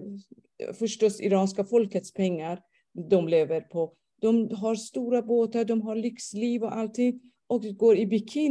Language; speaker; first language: Swedish; non-native, fluent; Persian